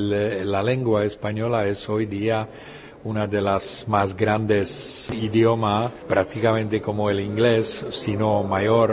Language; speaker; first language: Spanish; non-native, fluent; Czech